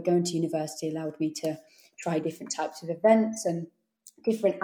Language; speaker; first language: English; native; English